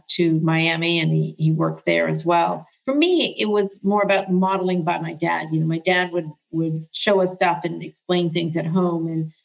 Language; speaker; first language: English; early bilingual, other home language; Arabic